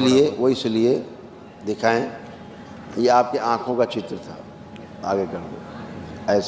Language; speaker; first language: Hindi; native; Hindi